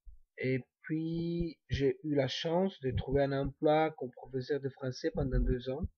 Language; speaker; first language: French; non-native, fluent; Spanish